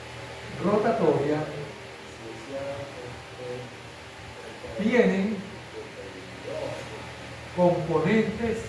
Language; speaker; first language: Spanish; native; Spanish